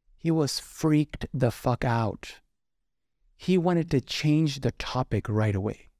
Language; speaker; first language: English; non-native, local second language; Urdu